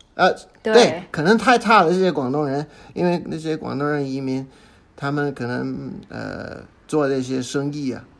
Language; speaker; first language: Chinese; non-native, fluent; English